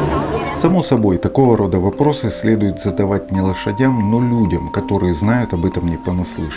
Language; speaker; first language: Russian; native; Russian